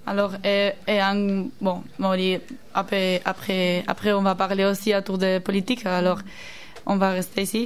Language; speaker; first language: French; non-native, learner; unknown